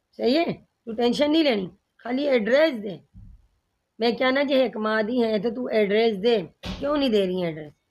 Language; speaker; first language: Urdu; non-native, local second language; Punjabi